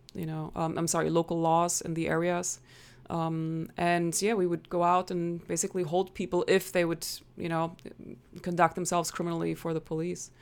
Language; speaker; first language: English; non-native, fluent; German